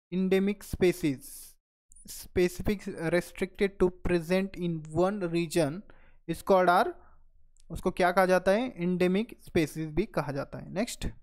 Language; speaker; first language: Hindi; non-native, local second language; Marathi